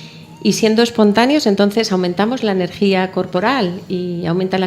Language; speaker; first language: Spanish; native; Spanish